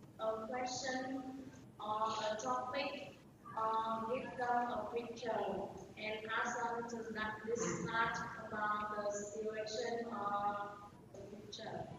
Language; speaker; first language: English; non-native, learner; Vietnamese